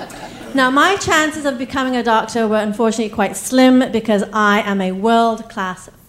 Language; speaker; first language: English; native; English